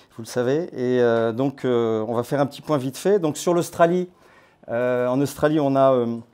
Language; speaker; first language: French; native; French